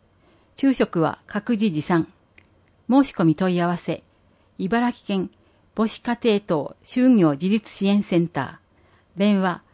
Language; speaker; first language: Japanese; native; Japanese